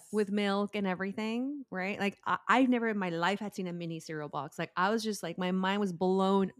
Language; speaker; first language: English; early bilingual, other home language; Spanish